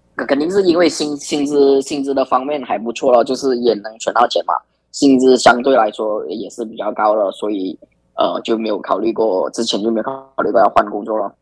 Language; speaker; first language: Chinese; native; Chinese